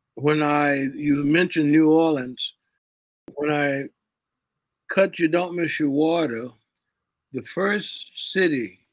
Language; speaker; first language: English; native; English